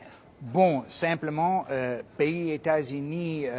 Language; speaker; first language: Haitian Creole; non-native, fluent; English